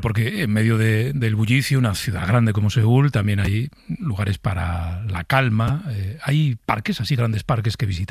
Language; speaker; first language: Spanish; native; Spanish